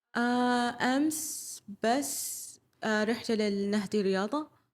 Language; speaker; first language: Arabic; early bilingual, other home language; English